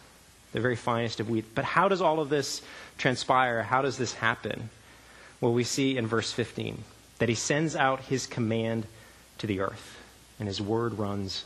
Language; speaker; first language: English; native; English